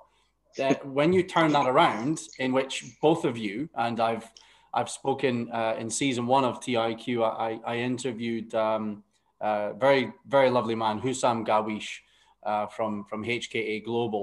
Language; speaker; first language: English; native; English